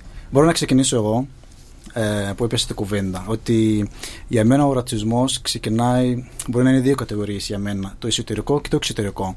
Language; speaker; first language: Greek; non-native, fluent; Arabic